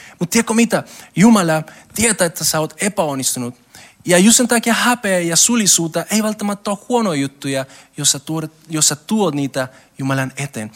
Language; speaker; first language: Finnish; non-native, learner; Spanish